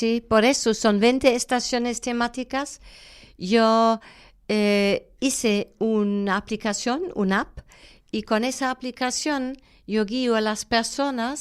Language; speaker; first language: Spanish; non-native, fluent; German